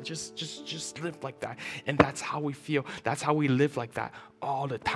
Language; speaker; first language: English; early bilingual, other home language; Chinese